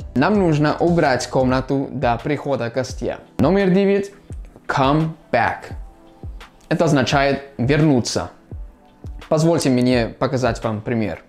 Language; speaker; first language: Russian; non-native, fluent; English